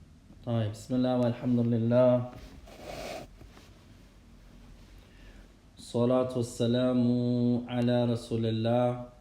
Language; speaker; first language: Arabic; non-native, fluent; English